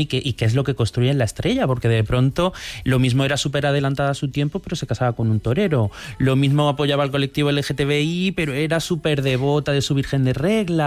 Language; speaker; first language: Spanish; native; Spanish